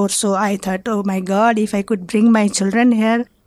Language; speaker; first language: English; non-native, fluent; Nepali